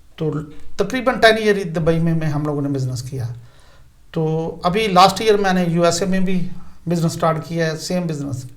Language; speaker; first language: Urdu; non-native, local second language; Punjabi